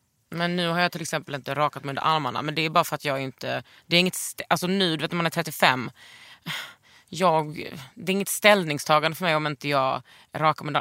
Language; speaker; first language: Swedish; native; Swedish